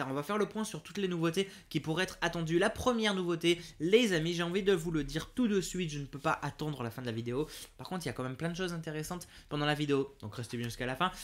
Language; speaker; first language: French; native; French